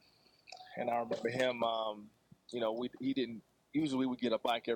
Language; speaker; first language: English; native; English